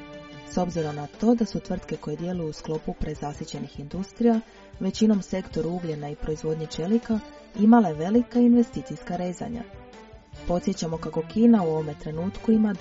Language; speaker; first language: Croatian; native; Croatian